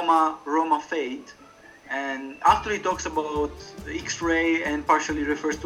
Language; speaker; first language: English; non-native, fluent; Italian